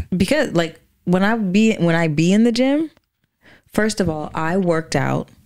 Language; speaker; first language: English; native; English